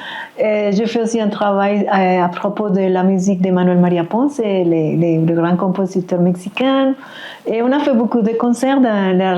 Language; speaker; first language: French; non-native, fluent; Spanish